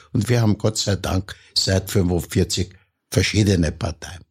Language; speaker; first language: German; native; German